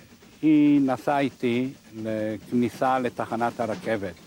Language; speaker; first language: Hebrew; non-native, fluent; Hungarian